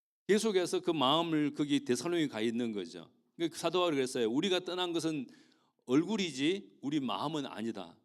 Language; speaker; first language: Korean; native; Korean